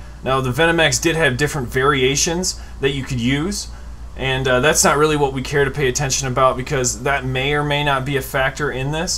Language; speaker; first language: English; native; English